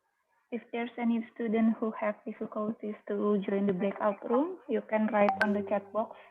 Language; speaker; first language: English; non-native, learner; Indonesian